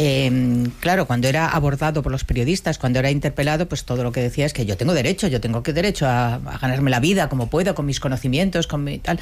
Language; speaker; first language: Spanish; native; Spanish